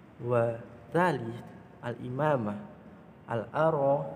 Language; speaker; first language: Arabic; non-native, learner; Indonesian